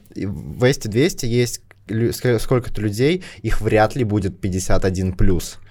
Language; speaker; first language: Russian; native; Russian